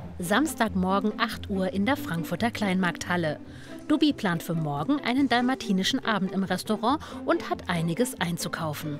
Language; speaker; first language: German; native; German